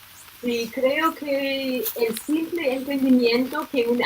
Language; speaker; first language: Spanish; non-native, fluent; English